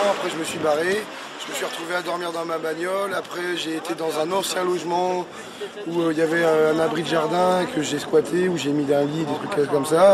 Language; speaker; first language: French; native; French